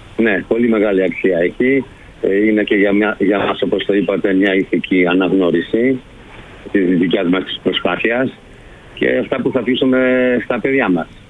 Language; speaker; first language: Greek; early bilingual, heritage; Greek